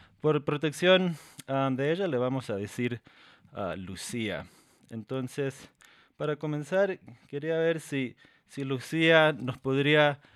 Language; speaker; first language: Spanish; non-native, fluent; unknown